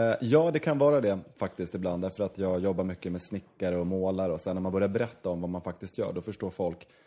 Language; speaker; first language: Swedish; native; Swedish